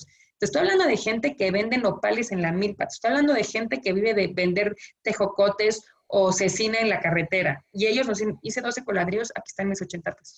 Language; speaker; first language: Spanish; native; Spanish